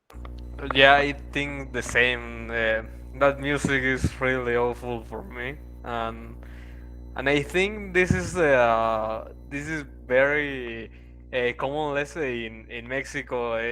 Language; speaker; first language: English; non-native, learner; Spanish